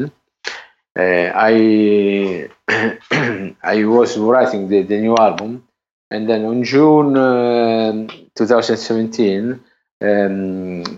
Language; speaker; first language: English; non-native, learner; Italian